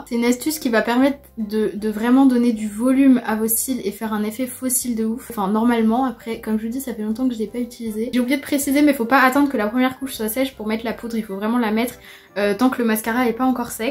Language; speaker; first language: French; native; French